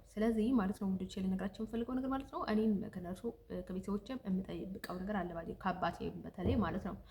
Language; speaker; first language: Amharic; early bilingual, heritage; Amharic